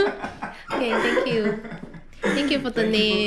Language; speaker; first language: English; non-native, fluent; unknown